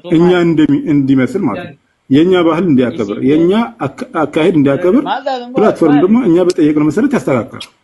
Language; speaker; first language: Amharic; non-native, local second language; Afar